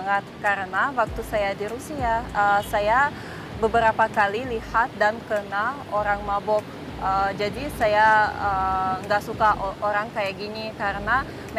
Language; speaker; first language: Indonesian; non-native, fluent; Russian